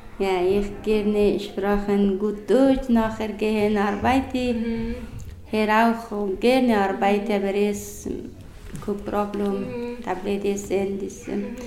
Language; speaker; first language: German; non-native, learner; Persian